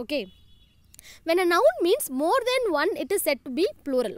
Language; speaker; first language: English; non-native, local second language; Tamil